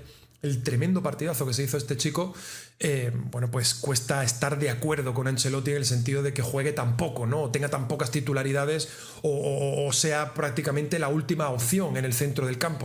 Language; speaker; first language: Spanish; native; Spanish